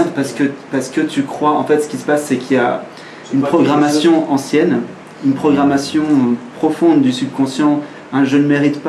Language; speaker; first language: French; native; French